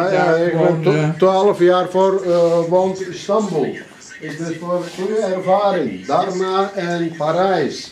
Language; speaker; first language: Dutch; non-native, learner; Turkish